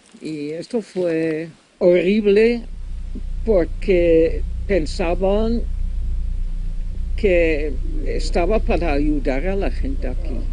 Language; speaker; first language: Spanish; non-native, fluent; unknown